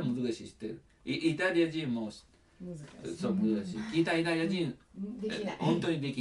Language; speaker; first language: Japanese; non-native, learner; Italian